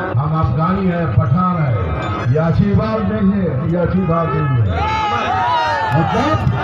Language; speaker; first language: Hindi; non-native, local second language; Bangla